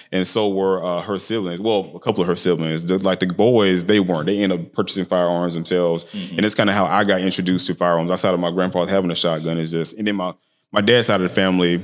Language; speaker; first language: English; native; English